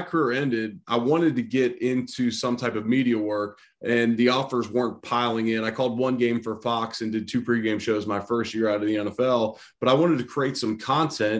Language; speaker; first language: English; native; English